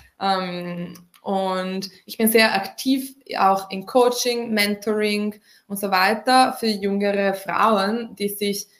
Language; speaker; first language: German; non-native, fluent; Italian